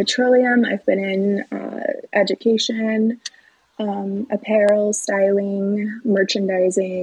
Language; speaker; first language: English; native; English